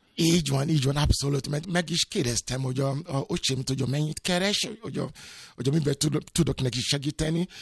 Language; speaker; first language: Hungarian; non-native, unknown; Yoruba